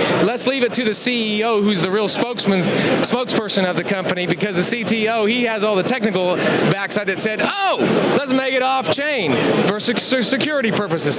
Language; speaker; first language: English; native; English